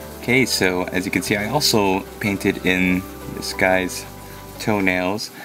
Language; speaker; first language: English; native; English